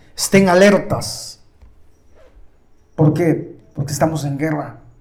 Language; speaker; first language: Spanish; native; Spanish